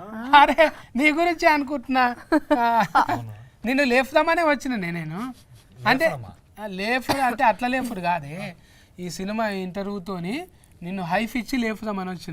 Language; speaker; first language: Telugu; native; Telugu